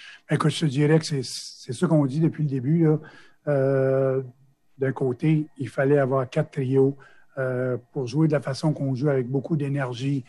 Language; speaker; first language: French; native; French